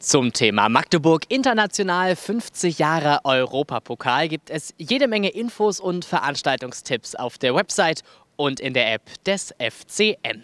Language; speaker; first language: German; native; German